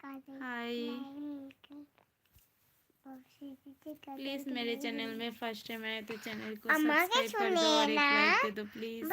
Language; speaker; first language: Hindi; non-native, local second language; Bangla